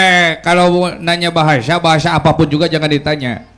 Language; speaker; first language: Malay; non-native, local second language; Sundanese